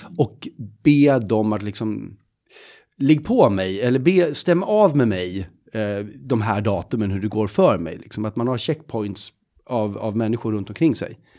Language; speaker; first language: Swedish; native; Swedish